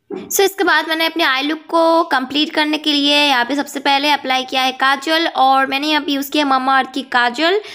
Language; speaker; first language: Hindi; non-native, local second language; Bangla